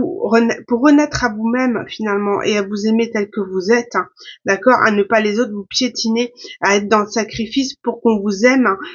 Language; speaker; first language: French; native; French